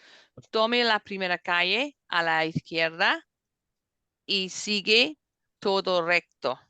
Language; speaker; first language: Spanish; non-native, fluent; English